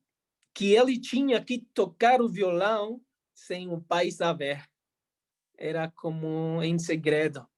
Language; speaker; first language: Portuguese; non-native, fluent; Spanish